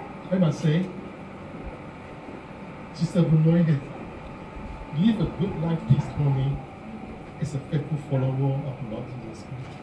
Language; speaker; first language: English; non-native, local second language; Min Nan Chinese